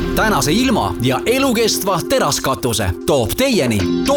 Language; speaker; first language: Estonian; native; Estonian